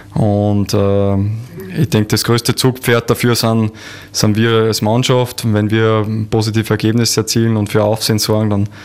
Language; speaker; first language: German; native; German